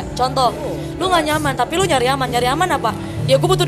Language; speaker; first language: Indonesian; native; Indonesian